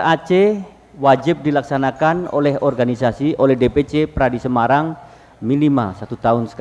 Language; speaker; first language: Indonesian; native; Indonesian